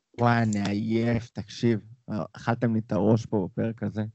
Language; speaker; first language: Hebrew; native; Hebrew